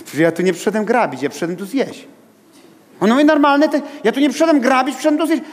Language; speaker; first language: Polish; native; Polish